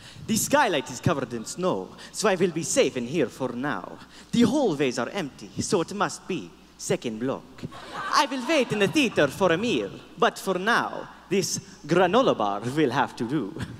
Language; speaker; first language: English; native; English